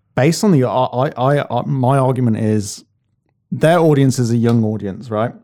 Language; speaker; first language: English; native; English